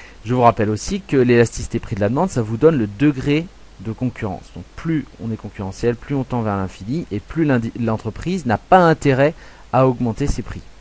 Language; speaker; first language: French; native; French